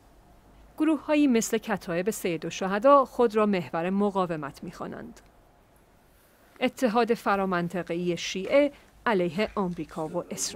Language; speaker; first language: Persian; native; Persian